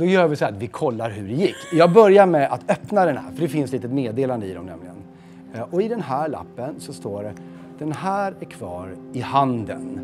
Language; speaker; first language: Swedish; native; Swedish